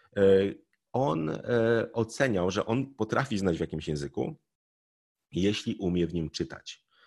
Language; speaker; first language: Polish; native; Polish